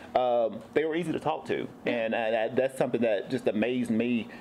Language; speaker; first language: English; native; English